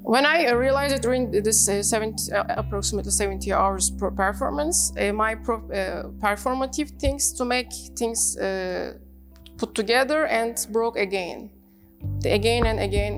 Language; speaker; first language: English; non-native, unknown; Turkish